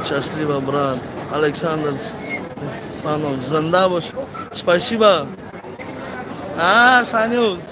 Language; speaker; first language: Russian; non-native, local second language; Tajik